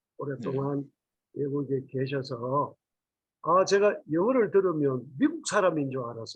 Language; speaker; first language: Korean; native; Korean